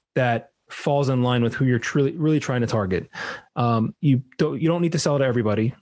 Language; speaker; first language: English; native; English